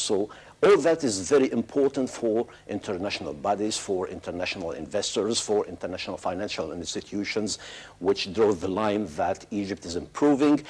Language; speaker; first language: English; non-native, fluent; Arabic